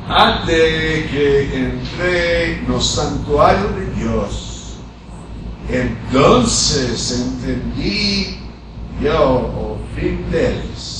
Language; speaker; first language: Spanish; non-native, learner; Portuguese